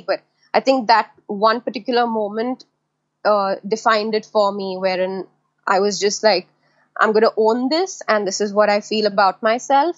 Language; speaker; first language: English; non-native, local second language; Hindi